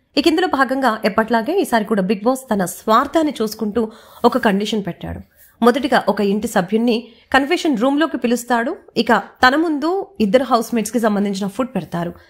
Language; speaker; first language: Telugu; native; Telugu